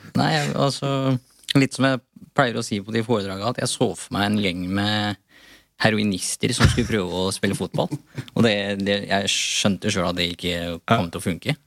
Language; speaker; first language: Norwegian; early bilingual, other home language; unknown